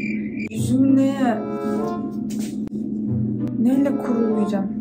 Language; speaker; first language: Turkish; non-native, fluent; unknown